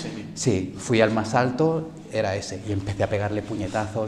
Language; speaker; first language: Spanish; early bilingual, other home language; Korean